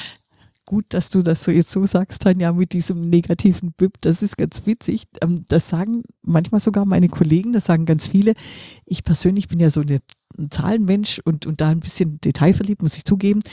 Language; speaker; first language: German; native; German